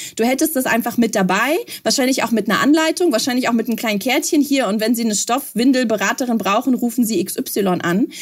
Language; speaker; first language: German; early bilingual, other home language; Russian